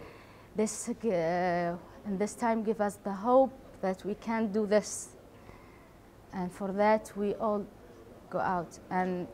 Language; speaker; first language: English; non-native, learner; Arabic